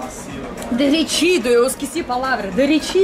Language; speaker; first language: Portuguese; non-native, learner; Russian